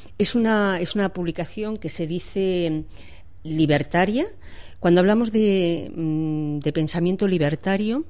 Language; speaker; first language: Spanish; native; Spanish